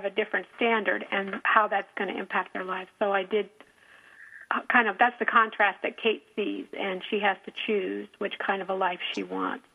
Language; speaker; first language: English; native; English